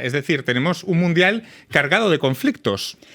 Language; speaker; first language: Spanish; native; Spanish